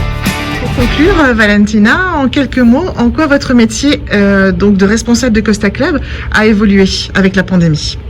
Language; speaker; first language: French; native; French